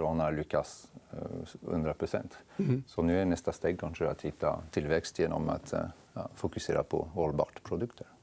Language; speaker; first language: Swedish; non-native, fluent; French